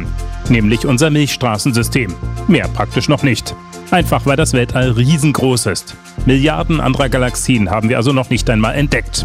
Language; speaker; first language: German; native; German